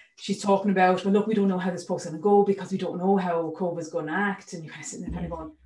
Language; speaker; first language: English; native; English